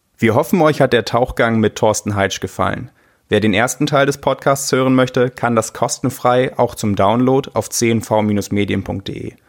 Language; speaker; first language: German; native; German